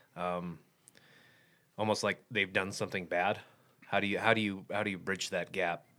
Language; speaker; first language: English; native; English